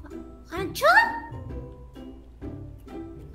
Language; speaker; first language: Spanish; native; Spanish